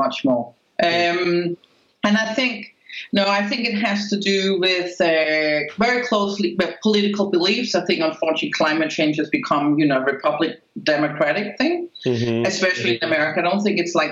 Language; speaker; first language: English; non-native, fluent; Spanish